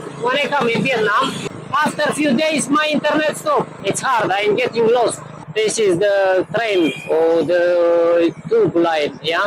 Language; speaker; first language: English; non-native, learner; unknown